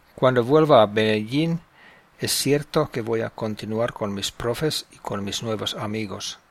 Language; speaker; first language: Spanish; non-native, fluent; Finnish